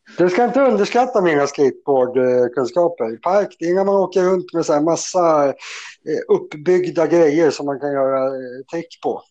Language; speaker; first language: Swedish; native; Swedish